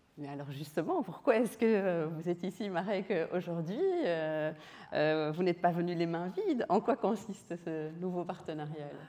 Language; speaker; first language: French; native; French